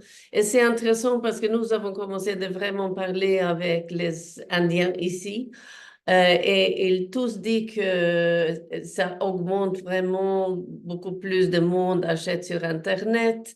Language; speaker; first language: French; non-native, fluent; Swedish